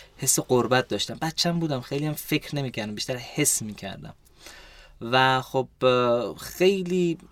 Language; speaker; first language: Persian; early bilingual, heritage; Persian